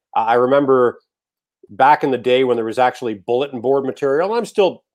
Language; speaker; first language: English; native; English